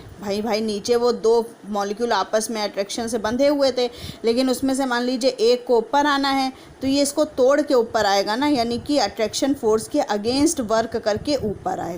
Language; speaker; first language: Hindi; native; Hindi